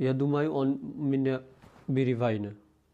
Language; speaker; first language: Russian; non-native, learner; Nepali